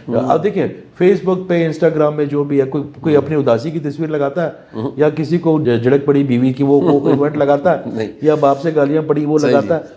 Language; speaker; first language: Urdu; non-native, local second language; Punjabi